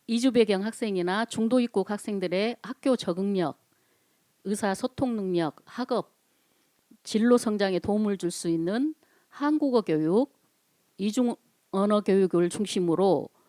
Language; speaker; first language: Korean; native; Korean